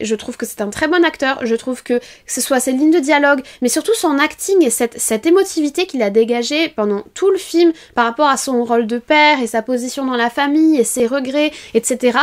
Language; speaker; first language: French; native; French